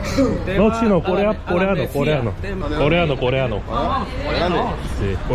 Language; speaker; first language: Spanish; non-native, learner; Korean